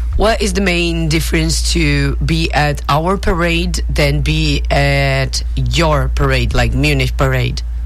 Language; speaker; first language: English; non-native, fluent; Portuguese